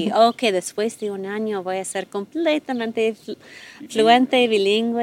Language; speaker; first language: Spanish; non-native, fluent; English